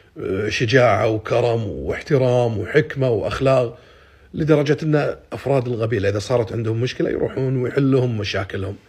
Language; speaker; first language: Arabic; native; Arabic